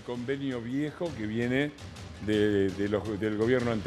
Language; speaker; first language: Spanish; native; Spanish